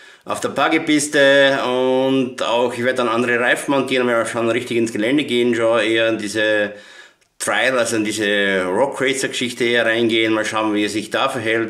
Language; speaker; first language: German; native; German